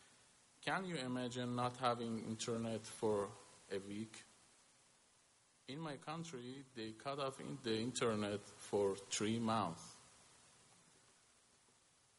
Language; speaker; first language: English; non-native, learner; Persian